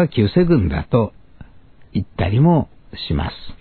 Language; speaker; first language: Japanese; native; Japanese